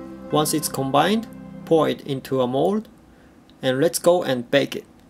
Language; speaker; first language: English; non-native, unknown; Japanese